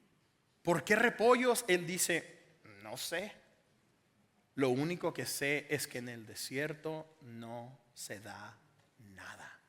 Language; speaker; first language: Spanish; native; Spanish